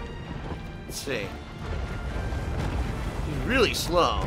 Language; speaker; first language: English; native; English